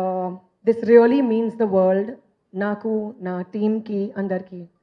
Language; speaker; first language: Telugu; non-native, learner; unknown